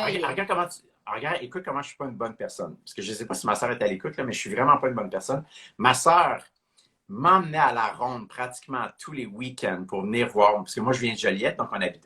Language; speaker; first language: French; native; French